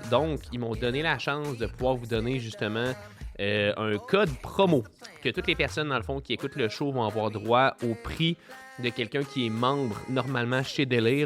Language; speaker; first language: French; native; French